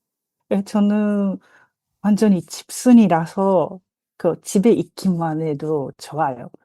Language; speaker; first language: Korean; non-native, fluent; Japanese